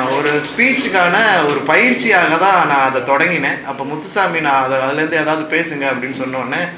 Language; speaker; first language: Tamil; native; Tamil